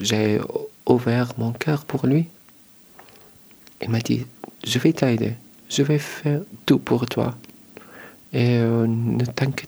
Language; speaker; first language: French; non-native, learner; Arabic